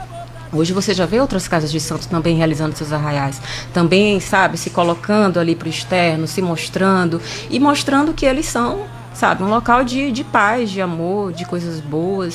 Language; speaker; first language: Portuguese; native; Portuguese